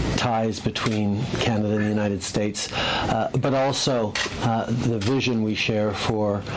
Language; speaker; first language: English; early bilingual, other home language; French